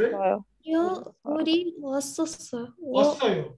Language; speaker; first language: Korean; non-native, learner; Bangla